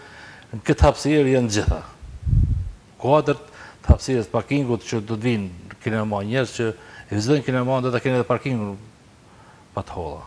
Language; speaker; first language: Albanian; native; Albanian